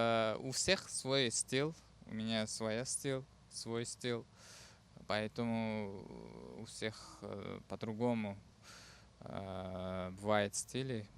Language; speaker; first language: Russian; non-native, learner; Uzbek